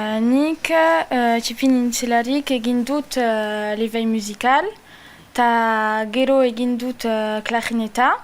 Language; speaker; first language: Basque; non-native, local second language; French